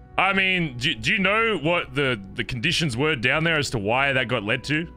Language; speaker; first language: English; native; English